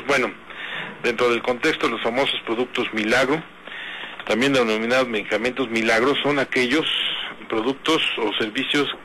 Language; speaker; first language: Spanish; native; Spanish